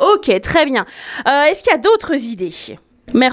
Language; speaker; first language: French; native; French